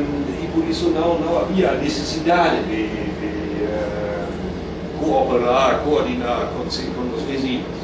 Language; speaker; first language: Portuguese; non-native, fluent; German